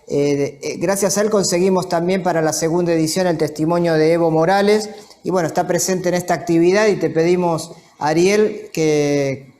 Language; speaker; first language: Spanish; native; Spanish